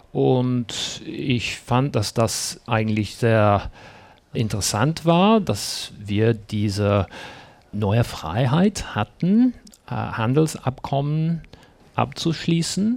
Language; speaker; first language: German; non-native, fluent; English